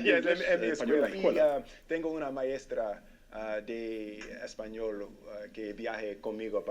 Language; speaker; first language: Spanish; non-native, learner; English